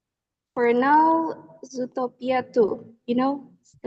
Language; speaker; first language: English; non-native, learner; Indonesian